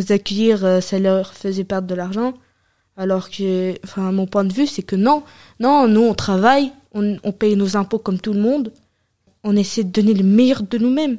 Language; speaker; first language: French; early bilingual, other home language; Arabic